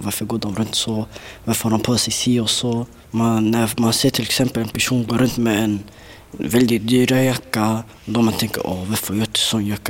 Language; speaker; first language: Swedish; early bilingual, other home language; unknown